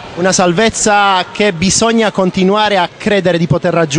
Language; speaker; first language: Italian; native; Italian